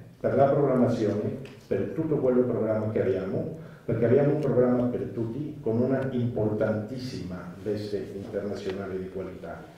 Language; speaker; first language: Italian; non-native, fluent; Spanish